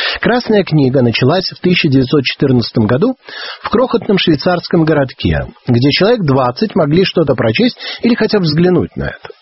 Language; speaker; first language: Russian; native; Russian